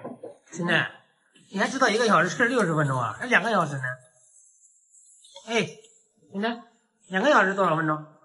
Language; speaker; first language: Chinese; native; Chinese